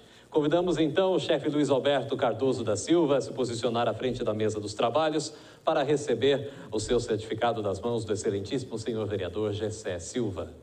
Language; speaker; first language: Portuguese; native; Portuguese